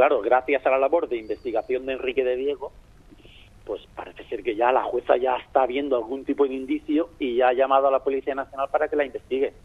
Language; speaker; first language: Spanish; native; Spanish